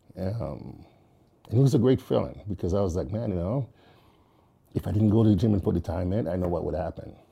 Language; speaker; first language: English; early bilingual, other home language; Jamaican Creole English